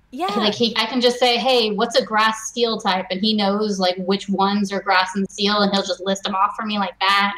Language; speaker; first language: English; native; English